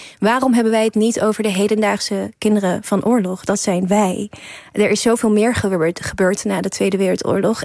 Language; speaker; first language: Dutch; early bilingual, other home language; Persian